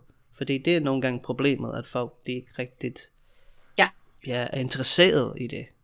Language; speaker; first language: Danish; non-native, fluent; English